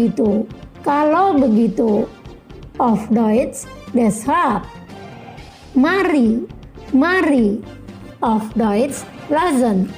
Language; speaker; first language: German; non-native, learner; Indonesian